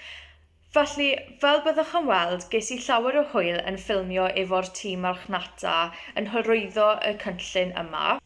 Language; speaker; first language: Welsh; non-native, local second language; English